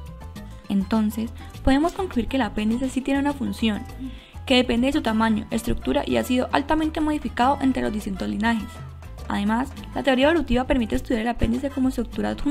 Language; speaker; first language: Spanish; native; Spanish